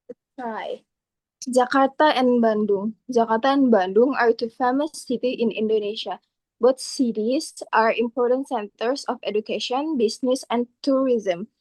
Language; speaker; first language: English; non-native, learner; Indonesian